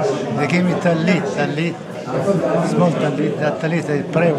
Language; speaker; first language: English; non-native, learner; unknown